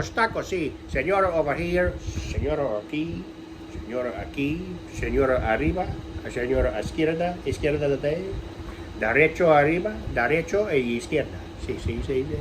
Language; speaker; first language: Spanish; non-native, learner; English